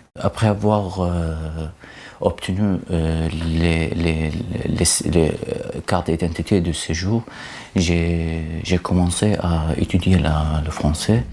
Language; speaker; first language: French; non-native, learner; Arabic